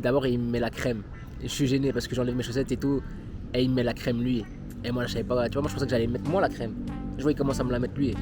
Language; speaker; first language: French; native; French